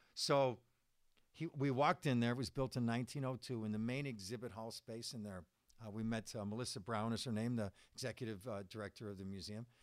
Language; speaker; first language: English; native; English